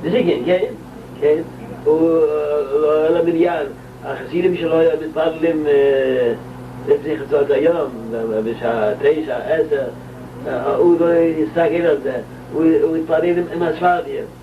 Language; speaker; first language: Hebrew; non-native, local second language; Yiddish